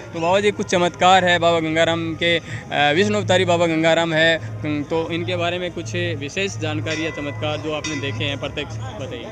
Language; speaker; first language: Hindi; native; Hindi